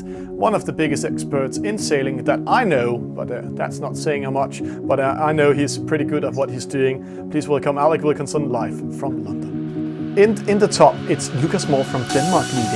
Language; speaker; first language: English; non-native, fluent; Danish